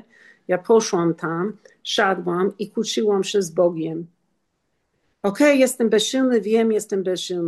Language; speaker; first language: Polish; non-native, learner; English